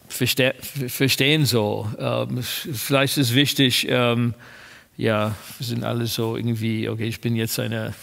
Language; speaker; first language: German; non-native, fluent; English